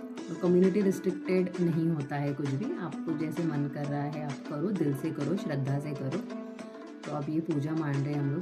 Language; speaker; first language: Hindi; non-native, local second language; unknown